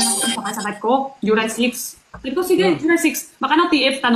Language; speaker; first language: Filipino; non-native, learner; Chinese